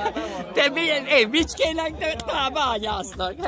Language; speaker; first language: Hungarian; native; Hungarian